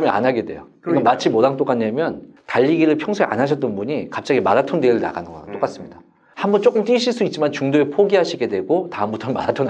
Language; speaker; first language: Korean; native; Korean